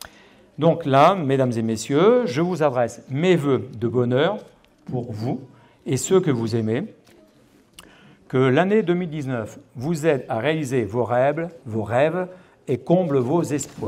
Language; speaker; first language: French; native; French